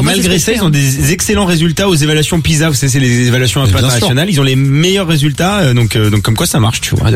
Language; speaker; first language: French; native; French